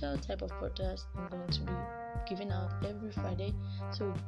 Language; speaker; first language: English; non-native, local second language; Yoruba